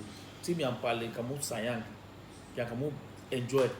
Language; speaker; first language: Indonesian; non-native, fluent; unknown